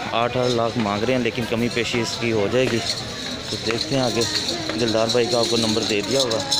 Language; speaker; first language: Urdu; non-native, local second language; Punjabi